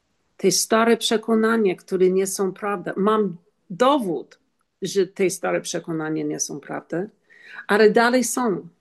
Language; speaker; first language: Polish; non-native, learner; English